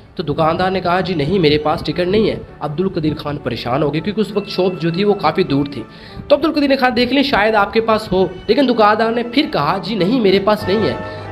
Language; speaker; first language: Urdu; non-native, local second language; Sindhi